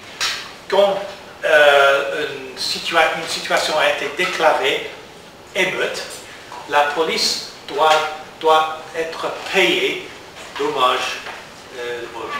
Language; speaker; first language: French; non-native, learner; English